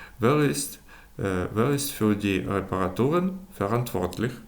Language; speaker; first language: German; non-native, fluent; Ukrainian